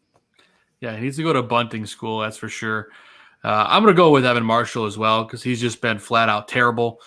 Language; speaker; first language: English; native; English